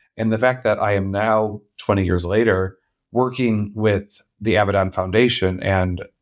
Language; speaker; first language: English; native; English